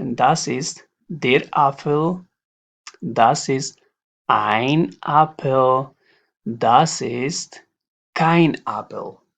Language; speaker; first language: German; non-native, learner; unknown